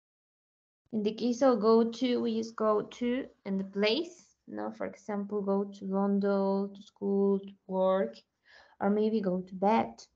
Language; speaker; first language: English; non-native, learner; Spanish